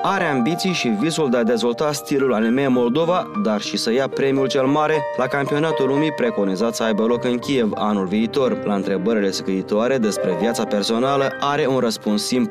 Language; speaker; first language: Romanian; native; Romanian